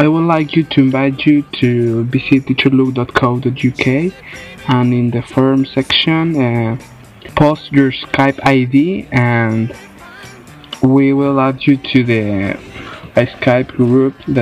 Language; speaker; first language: English; non-native, fluent; Spanish